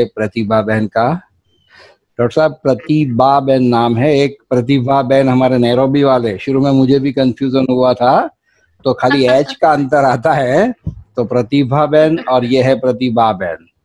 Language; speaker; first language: Hindi; native; Hindi